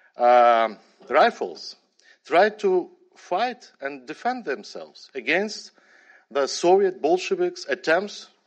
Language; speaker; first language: English; non-native, fluent; Ukrainian